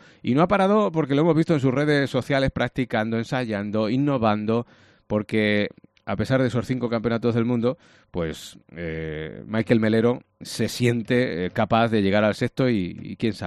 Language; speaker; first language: Spanish; native; Spanish